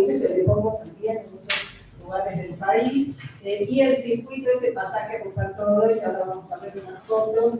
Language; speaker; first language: Spanish; native; Spanish